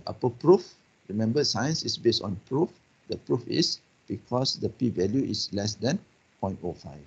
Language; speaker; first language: English; non-native, local second language; Malay